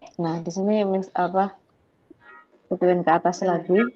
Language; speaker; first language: Indonesian; native; Indonesian